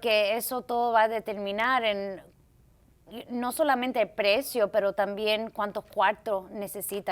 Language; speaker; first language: Spanish; early bilingual, heritage; Spanish